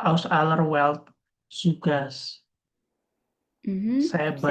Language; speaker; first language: German; non-native, learner; Indonesian